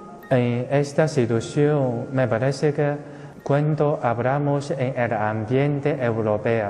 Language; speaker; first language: Spanish; non-native, fluent; Chinese